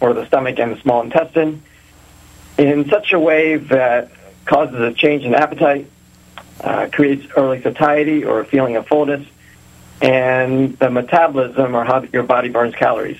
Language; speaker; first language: English; native; English